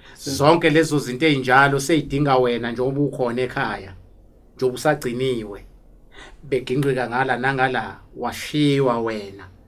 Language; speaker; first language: Zulu; native; Zulu